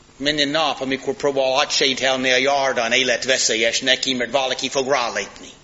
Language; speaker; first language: Hungarian; non-native, fluent; English